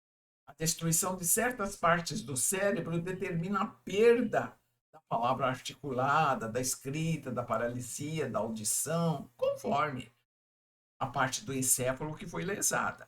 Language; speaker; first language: Portuguese; native; Portuguese